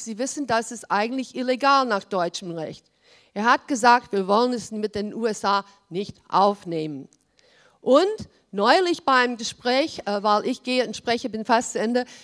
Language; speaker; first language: German; early bilingual, heritage; German